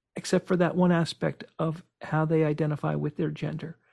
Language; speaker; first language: English; native; English